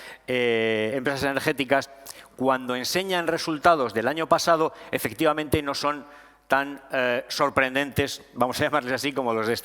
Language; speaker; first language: Spanish; native; Spanish